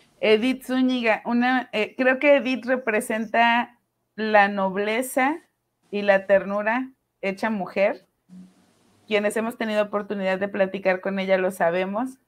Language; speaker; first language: Spanish; native; Spanish